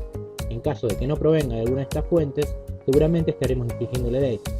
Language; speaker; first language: Spanish; native; Spanish